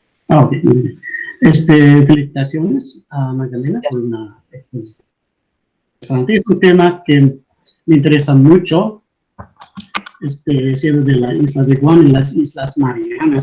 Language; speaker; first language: Spanish; non-native, fluent; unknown